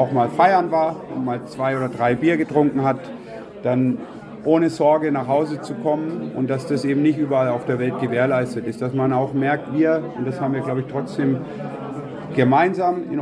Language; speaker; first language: German; native; German